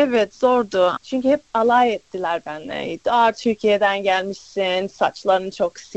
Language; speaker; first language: Turkish; early bilingual, other home language; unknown